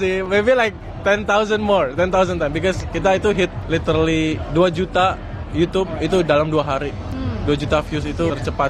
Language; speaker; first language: Indonesian; native; Indonesian